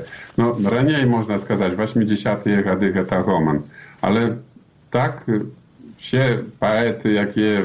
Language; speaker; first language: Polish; non-native, learner; Belarusian